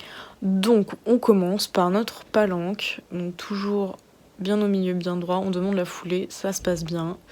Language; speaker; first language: French; native; French